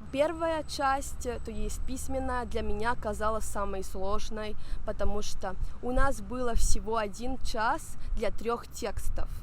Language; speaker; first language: Russian; non-native, fluent; Spanish